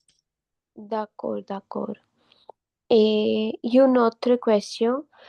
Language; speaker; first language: French; non-native, learner; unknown